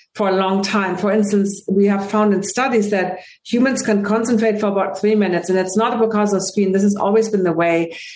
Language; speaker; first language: English; non-native, fluent; German